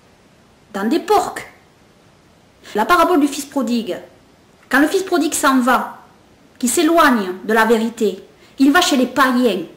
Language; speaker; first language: French; native; French